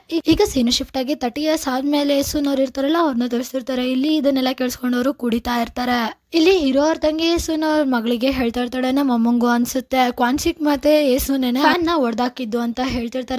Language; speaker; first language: Kannada; native; Kannada